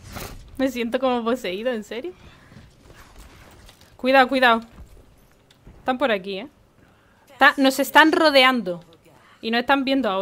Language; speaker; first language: Spanish; native; Spanish